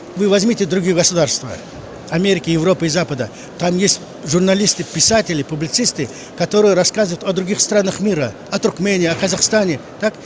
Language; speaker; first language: Russian; non-native, local second language; Kazakh